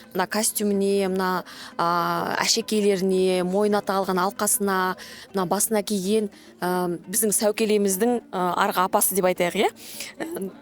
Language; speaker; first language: Kazakh; native; Kazakh